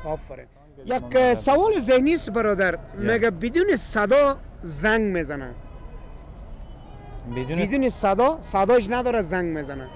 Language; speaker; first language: Persian; native; Persian